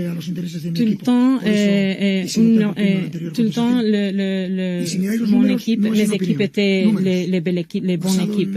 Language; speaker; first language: French; non-native, fluent; Spanish